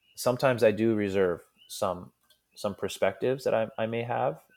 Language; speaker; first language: English; native; English